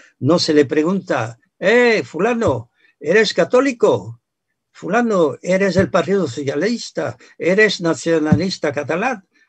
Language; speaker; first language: Spanish; non-native, fluent; French